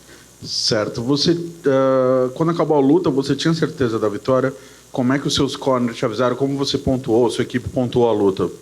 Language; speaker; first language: Portuguese; native; Portuguese